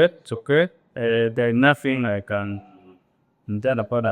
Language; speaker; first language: English; non-native, learner; French